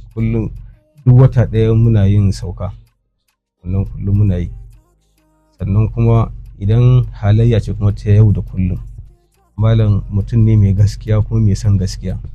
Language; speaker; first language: Hausa; native; Hausa